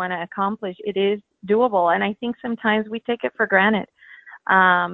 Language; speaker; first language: English; non-native, fluent; Spanish